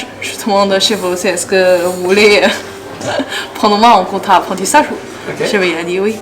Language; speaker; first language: French; non-native, learner; Chinese